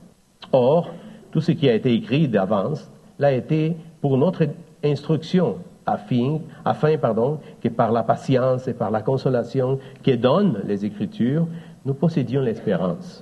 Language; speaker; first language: French; native; French